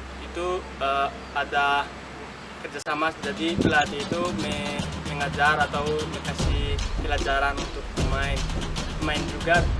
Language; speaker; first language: Indonesian; non-native, learner; Malagasy